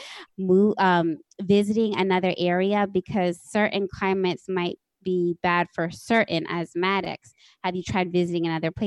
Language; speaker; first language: English; native; English